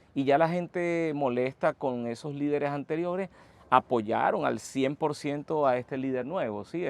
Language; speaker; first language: Spanish; native; Spanish